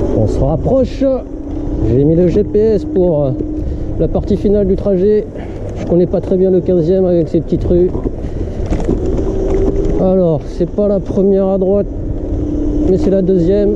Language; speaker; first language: French; native; French